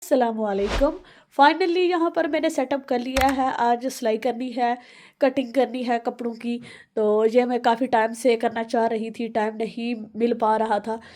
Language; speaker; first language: Urdu; non-native, local second language; Punjabi